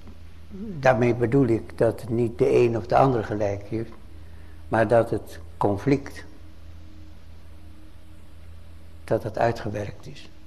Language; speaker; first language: Dutch; native; Dutch